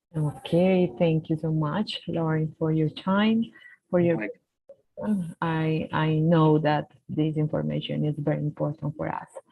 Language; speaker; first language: English; non-native, fluent; Spanish